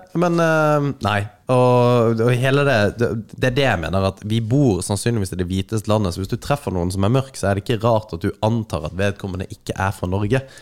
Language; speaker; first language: Norwegian; native; Norwegian